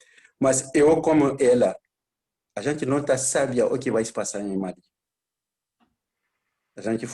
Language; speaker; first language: Portuguese; non-native, learner; Bambara